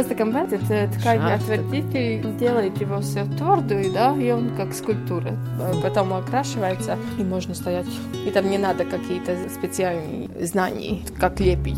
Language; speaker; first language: Russian; non-native, local second language; Latvian